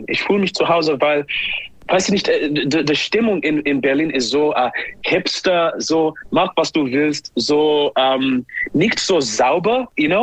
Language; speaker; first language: German; non-native, learner; English